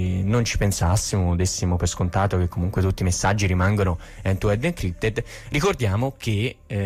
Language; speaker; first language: Italian; native; Italian